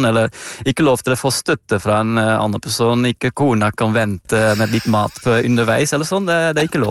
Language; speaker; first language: Norwegian; non-native, fluent; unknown